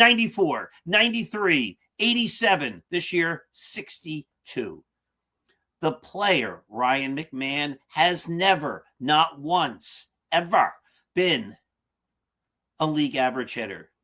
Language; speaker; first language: English; native; English